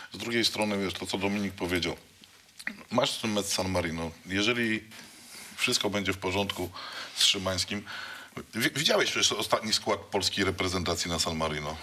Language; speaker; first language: Polish; native; Polish